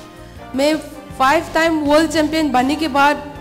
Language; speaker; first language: Hindi; non-native, local second language; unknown